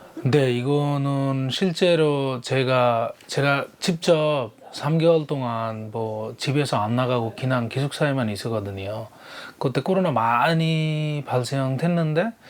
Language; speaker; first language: Korean; non-native, learner; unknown